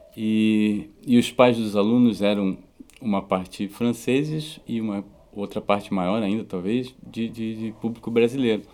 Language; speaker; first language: Portuguese; native; Portuguese